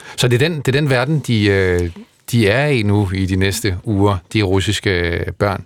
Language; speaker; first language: Danish; native; Danish